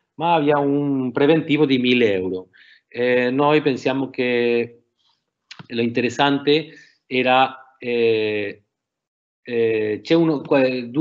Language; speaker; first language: Italian; non-native, learner; Spanish